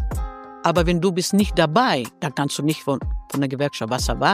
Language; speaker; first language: German; non-native, fluent; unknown